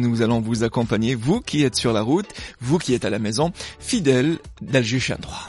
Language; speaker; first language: French; non-native, local second language; Arabic